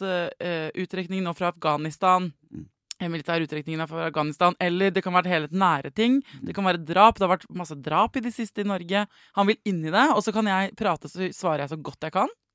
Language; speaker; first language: Norwegian; native; Norwegian